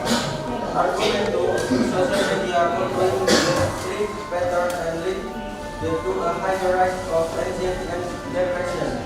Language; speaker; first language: English; non-native, learner; Indonesian